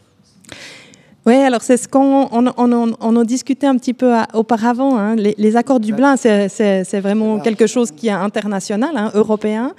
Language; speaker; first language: French; native; French